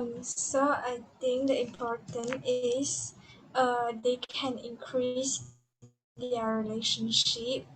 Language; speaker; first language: English; non-native, learner; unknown